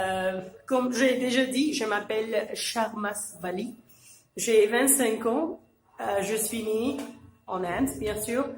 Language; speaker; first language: French; non-native, fluent; Urdu